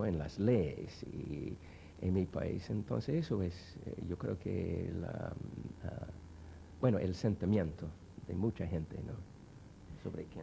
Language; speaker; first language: Spanish; non-native, fluent; English